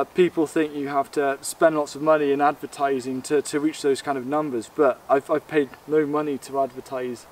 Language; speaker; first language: English; native; English